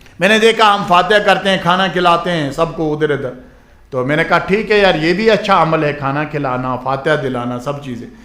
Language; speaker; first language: Urdu; non-native, local second language; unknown